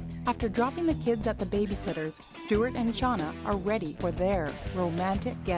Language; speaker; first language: English; native; English